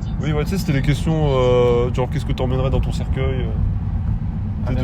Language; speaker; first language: French; native; French